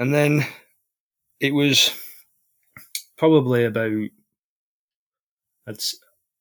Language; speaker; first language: English; native; English